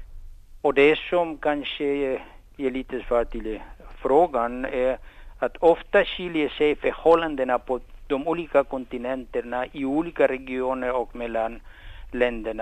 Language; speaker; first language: Swedish; non-native, fluent; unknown